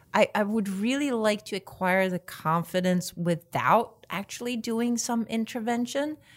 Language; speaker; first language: English; non-native, fluent; Swedish